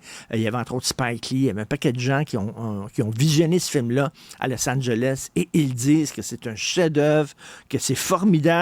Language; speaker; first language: French; native; French